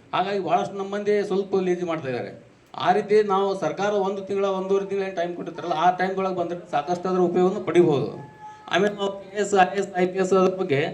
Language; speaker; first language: Kannada; non-native, local second language; Urdu